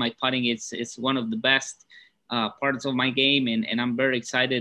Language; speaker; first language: English; non-native, fluent; Spanish